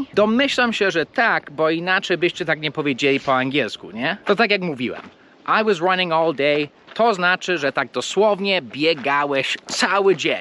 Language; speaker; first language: Polish; non-native, fluent; English